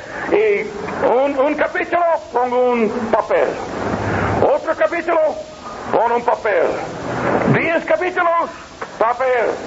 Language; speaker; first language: Spanish; non-native, learner; English